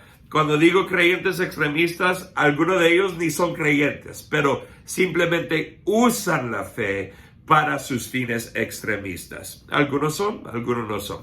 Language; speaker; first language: Spanish; non-native, fluent; English